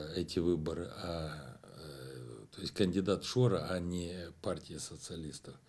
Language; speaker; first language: Russian; non-native, local second language; Romanian